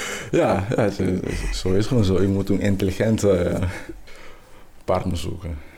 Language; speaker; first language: Dutch; non-native, local second language; Papiamento